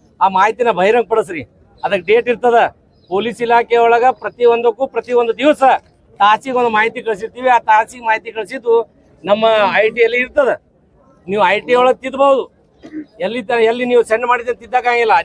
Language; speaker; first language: Kannada; native; Kannada